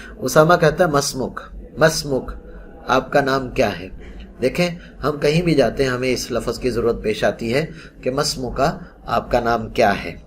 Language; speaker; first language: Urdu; non-native, local second language; Punjabi